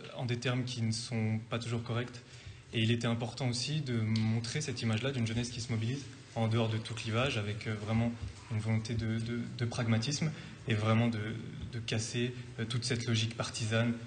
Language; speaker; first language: French; native; French